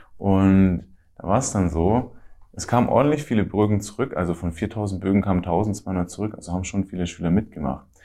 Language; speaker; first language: German; native; German